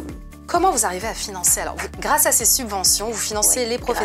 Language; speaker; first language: French; native; French